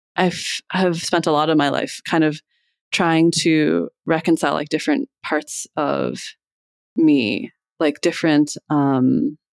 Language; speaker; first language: English; native; English